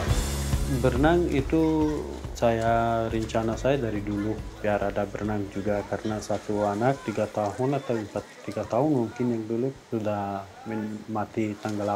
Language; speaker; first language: Indonesian; non-native, learner; Persian